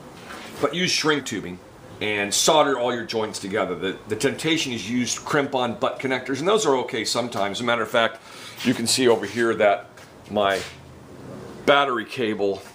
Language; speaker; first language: English; native; English